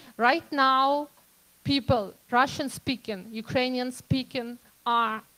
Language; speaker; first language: English; non-native, fluent; Ukrainian